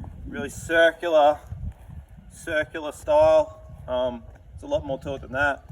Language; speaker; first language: English; native; English